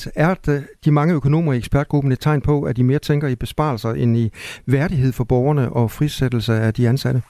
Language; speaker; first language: Danish; native; Danish